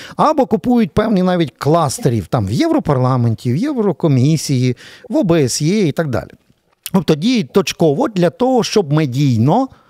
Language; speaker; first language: Ukrainian; native; Ukrainian